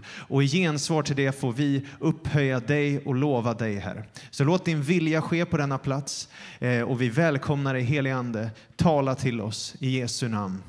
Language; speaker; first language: Swedish; native; Swedish